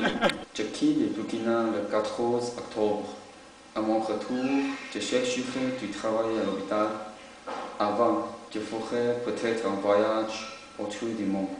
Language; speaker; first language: French; non-native, learner; Chinese